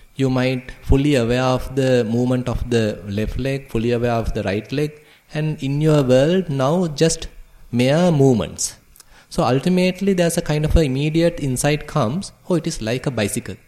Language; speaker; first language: English; non-native, local second language; Sinhala